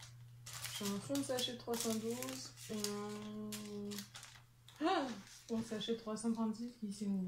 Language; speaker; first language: French; native; French